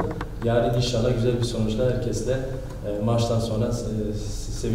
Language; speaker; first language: Turkish; early bilingual, heritage; Turkish